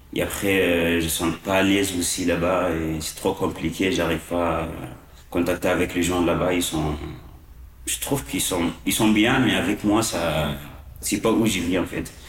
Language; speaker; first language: French; non-native, learner; Arabic